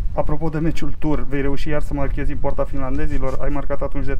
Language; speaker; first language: Romanian; native; Romanian